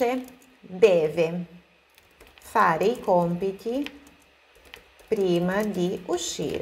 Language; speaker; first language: Italian; non-native, fluent; Portuguese